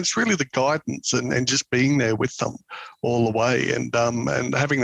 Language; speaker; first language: English; native; English